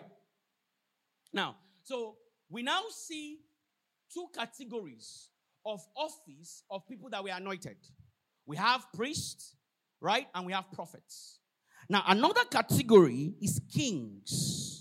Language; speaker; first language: English; non-native, local second language; Yoruba